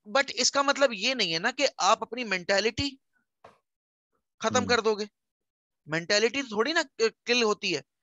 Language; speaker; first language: Hindi; native; Hindi